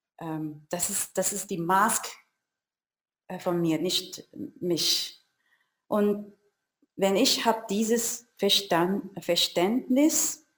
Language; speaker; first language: German; non-native, learner; Chinese